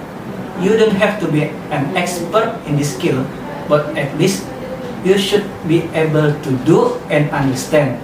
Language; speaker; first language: English; non-native, learner; Indonesian